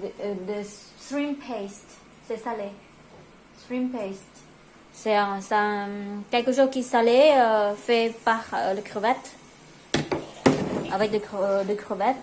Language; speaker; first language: French; non-native, local second language; Khmer